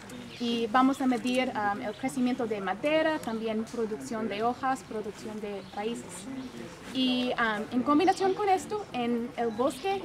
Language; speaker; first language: Spanish; non-native, fluent; English